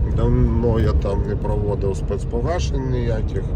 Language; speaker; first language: Ukrainian; non-native, local second language; Russian